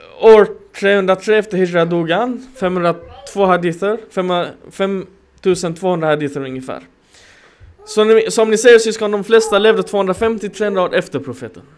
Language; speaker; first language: Swedish; non-native, fluent; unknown